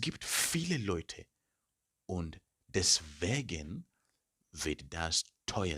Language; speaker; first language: German; non-native, learner; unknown